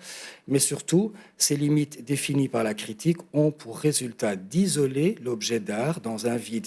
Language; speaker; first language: French; native; French